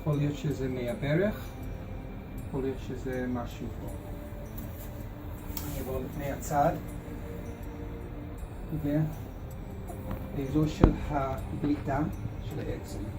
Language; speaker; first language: Hebrew; non-native, fluent; English